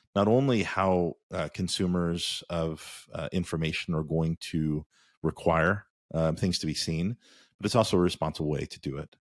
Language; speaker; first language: English; native; English